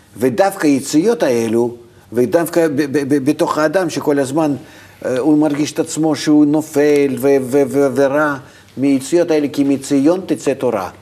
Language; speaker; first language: Hebrew; non-native, fluent; Russian